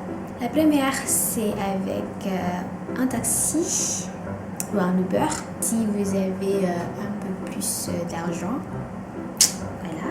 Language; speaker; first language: French; non-native, fluent; Indonesian